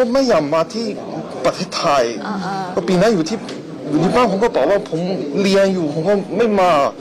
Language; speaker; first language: Thai; early bilingual, other home language; Chinese